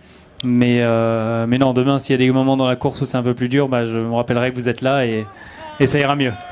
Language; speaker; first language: French; native; French